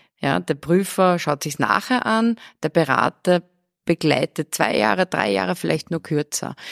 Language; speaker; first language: German; early bilingual, heritage; German